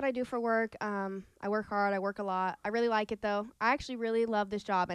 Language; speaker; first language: English; native; English